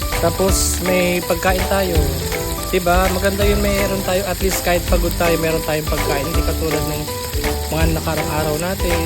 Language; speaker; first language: Filipino; non-native, local second language; Bikol